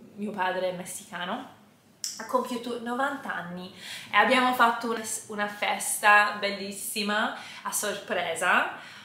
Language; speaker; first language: Italian; non-native, fluent; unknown